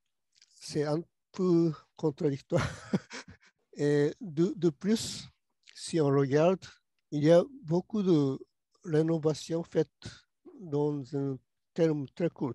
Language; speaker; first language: French; non-native, learner; Japanese